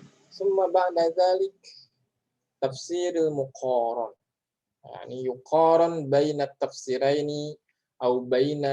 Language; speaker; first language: Arabic; non-native, fluent; Indonesian